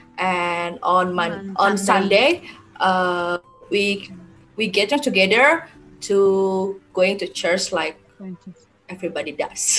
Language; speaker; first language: English; non-native, learner; Indonesian